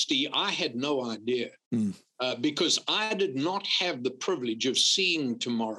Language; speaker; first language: English; native; English